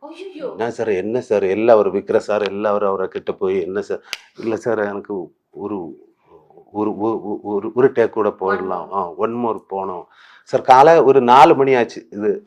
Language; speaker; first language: Tamil; non-native, learner; Malayalam